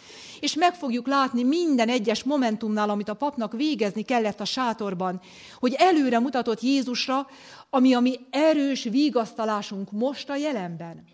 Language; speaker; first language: Hungarian; native; Hungarian